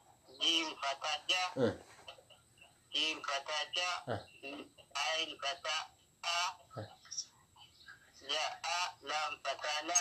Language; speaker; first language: Arabic; non-native, learner; Amharic